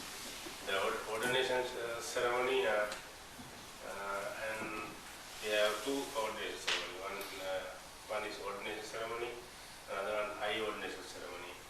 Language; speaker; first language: English; non-native, learner; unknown